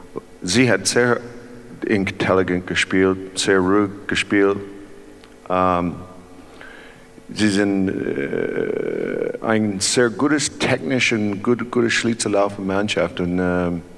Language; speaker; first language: German; non-native, learner; English